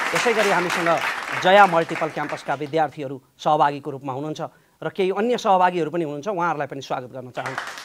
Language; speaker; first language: Nepali; native; Nepali